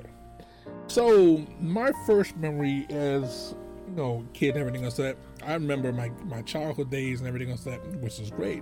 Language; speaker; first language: English; native; English